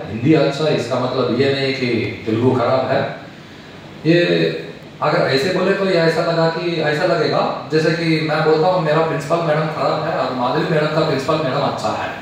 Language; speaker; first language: Hindi; non-native, local second language; Telugu